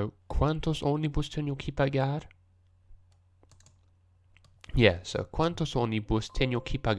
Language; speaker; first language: Portuguese; non-native, learner; English